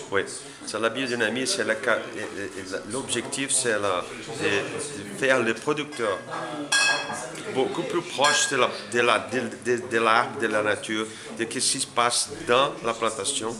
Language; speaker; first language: French; non-native, learner; Portuguese